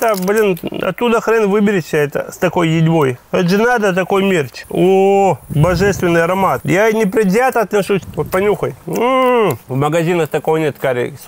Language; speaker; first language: Russian; native; Russian